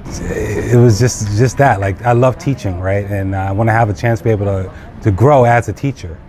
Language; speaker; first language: English; native; English